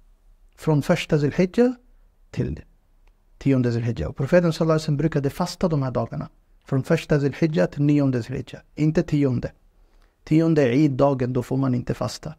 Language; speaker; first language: Swedish; non-native, fluent; Urdu